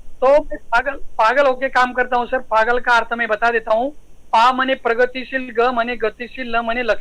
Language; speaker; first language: Hindi; non-native, local second language; Marathi